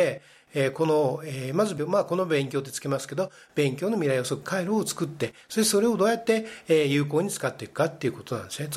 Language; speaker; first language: Japanese; native; Japanese